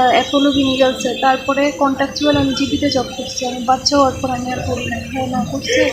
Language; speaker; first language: Bangla; native; Bangla